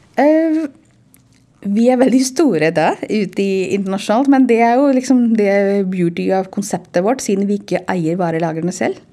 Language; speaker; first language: Norwegian; non-native, fluent; Hindi